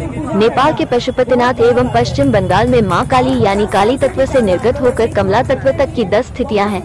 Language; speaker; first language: Hindi; native; Hindi